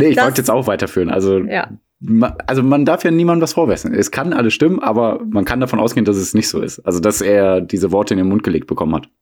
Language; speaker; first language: German; native; German